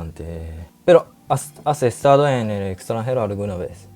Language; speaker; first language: Spanish; non-native, fluent; Japanese